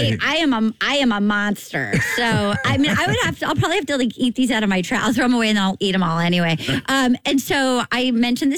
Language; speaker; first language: English; native; English